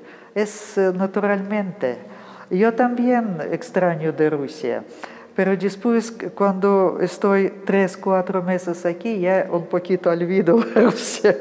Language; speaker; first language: Spanish; non-native, fluent; Russian